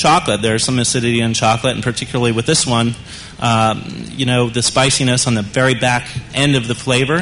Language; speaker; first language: English; native; English